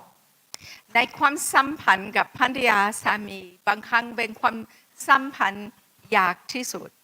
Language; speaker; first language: Thai; non-native, fluent; English